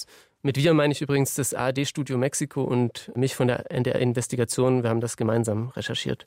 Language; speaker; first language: German; native; German